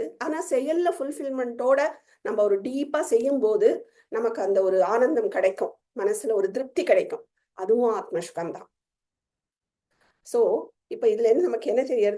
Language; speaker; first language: Tamil; native; Tamil